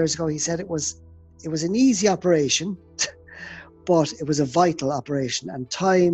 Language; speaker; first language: English; native; English